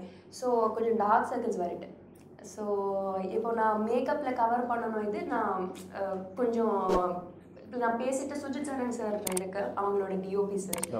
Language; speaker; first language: Tamil; non-native, learner; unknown